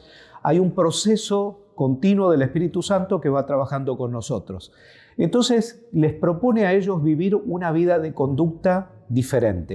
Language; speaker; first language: Spanish; native; Spanish